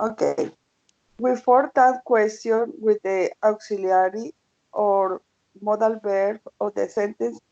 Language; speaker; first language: English; non-native, learner; Spanish